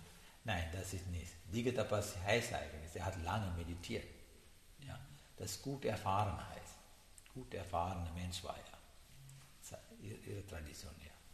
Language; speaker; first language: German; non-native, learner; Sinhala